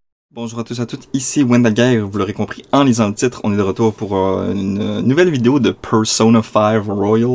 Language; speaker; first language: French; native; French